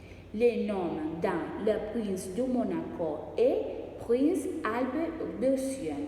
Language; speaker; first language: French; non-native, learner; Spanish